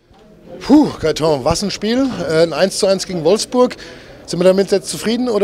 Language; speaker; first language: German; native; German